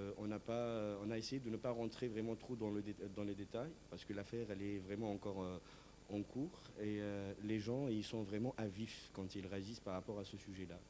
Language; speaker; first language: French; non-native, local second language; Arabic